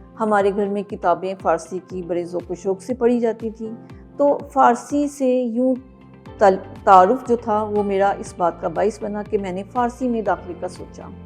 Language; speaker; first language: Urdu; native; Urdu